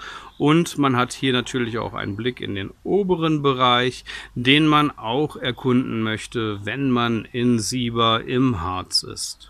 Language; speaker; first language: German; native; German